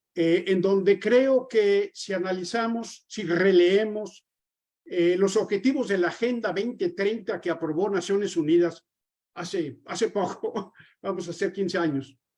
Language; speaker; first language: Spanish; native; Spanish